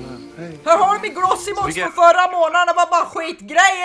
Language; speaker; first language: Swedish; native; Swedish